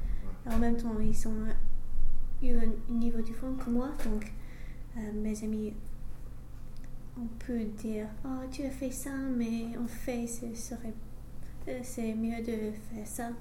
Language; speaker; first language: French; non-native, learner; English